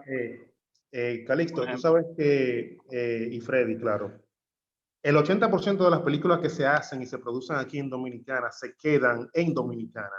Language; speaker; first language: Spanish; native; Spanish